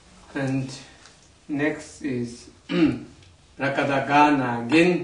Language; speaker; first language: English; non-native, learner; Tibetan